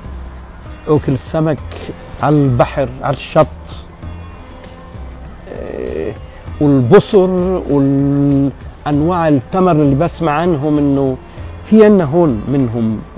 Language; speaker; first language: Arabic; early bilingual, heritage; Arabic